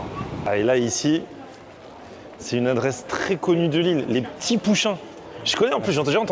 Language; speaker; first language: French; native; French